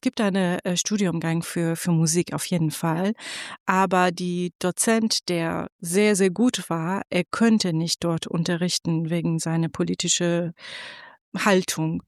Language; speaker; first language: German; non-native, fluent; Persian